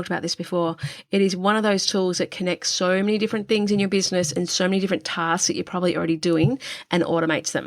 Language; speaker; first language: English; native; English